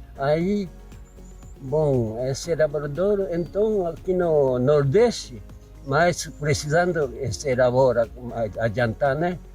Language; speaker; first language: Portuguese; non-native, learner; Japanese